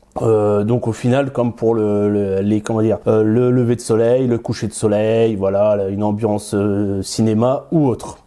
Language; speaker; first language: French; native; French